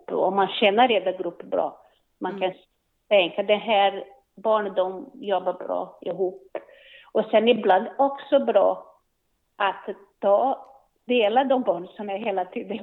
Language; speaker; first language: Swedish; non-native, learner; Portuguese